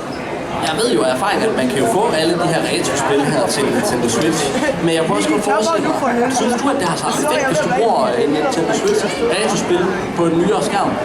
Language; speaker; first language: Danish; native; Danish